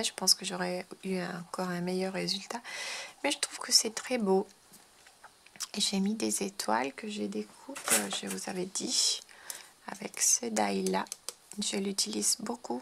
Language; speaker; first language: French; non-native, fluent; Spanish